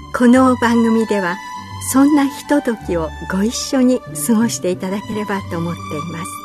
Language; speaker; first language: Japanese; native; Japanese